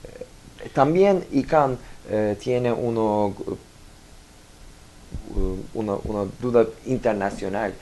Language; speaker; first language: Spanish; non-native, learner; Turkish